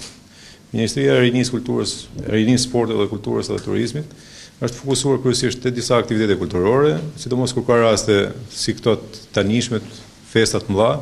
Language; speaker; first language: Albanian; native; Albanian